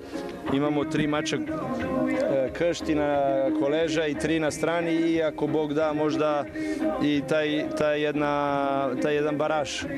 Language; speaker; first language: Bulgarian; non-native, learner; Bosnian